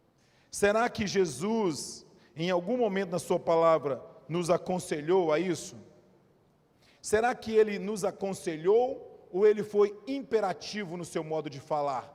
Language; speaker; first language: Portuguese; native; Portuguese